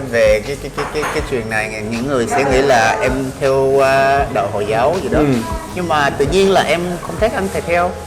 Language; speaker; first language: Vietnamese; non-native, fluent; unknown